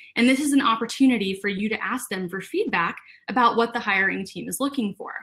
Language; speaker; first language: English; native; English